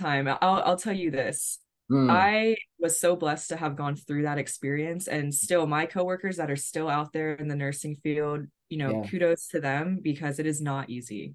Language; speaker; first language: English; native; English